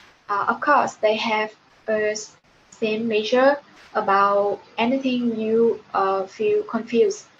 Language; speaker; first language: English; non-native, learner; Vietnamese